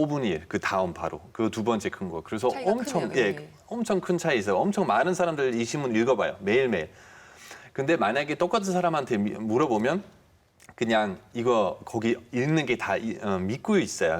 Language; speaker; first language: Korean; non-native, fluent; German